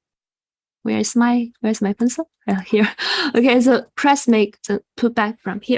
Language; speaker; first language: English; non-native, fluent; Chinese